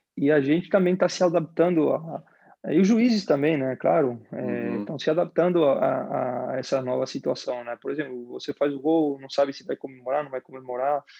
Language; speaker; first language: Portuguese; non-native, fluent; Spanish